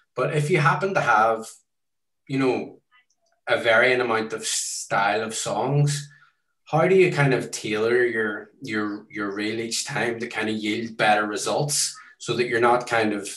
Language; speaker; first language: English; native; English